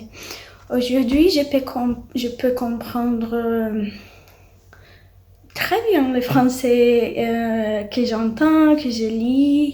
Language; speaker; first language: French; non-native, learner; Portuguese